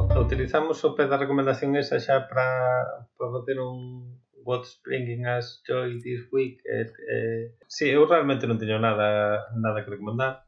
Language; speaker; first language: Galician; non-native, local second language; Spanish